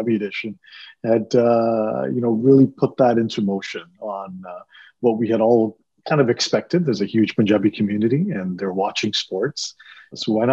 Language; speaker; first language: English; early bilingual, other home language; Punjabi